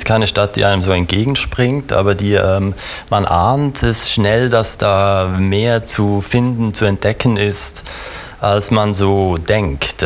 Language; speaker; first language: German; native; German